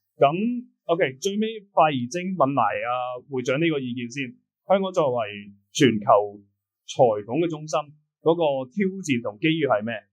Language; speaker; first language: Cantonese; native; Cantonese